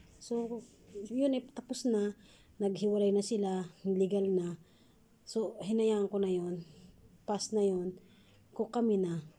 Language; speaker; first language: Filipino; native; Filipino